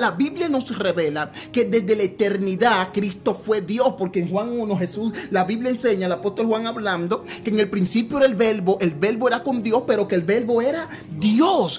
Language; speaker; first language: Spanish; native; Spanish